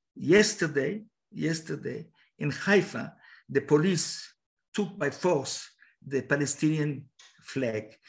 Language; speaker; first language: English; non-native, fluent; Hebrew